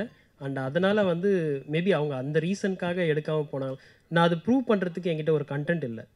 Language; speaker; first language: Tamil; native; Tamil